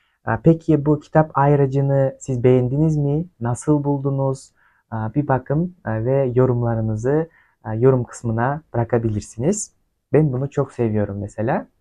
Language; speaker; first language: Turkish; non-native, fluent; Kyrgyz